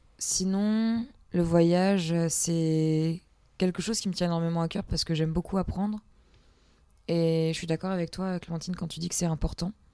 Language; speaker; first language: French; native; French